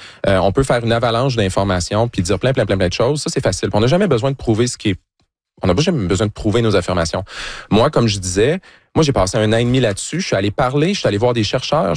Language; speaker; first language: French; native; French